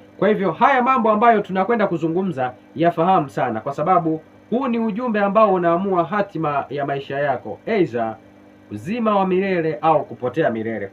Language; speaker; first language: Swahili; native; Swahili